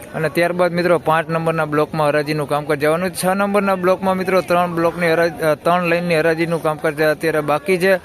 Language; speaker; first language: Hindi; non-native, local second language; Gujarati